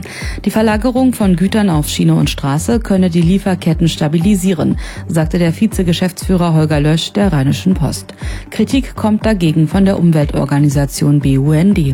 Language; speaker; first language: German; native; German